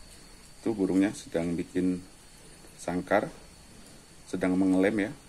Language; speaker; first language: Indonesian; native; Indonesian